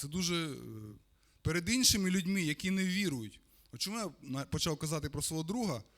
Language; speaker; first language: Ukrainian; non-native, local second language; Russian